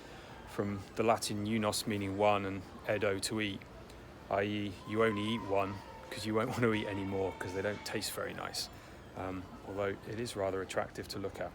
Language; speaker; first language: English; native; English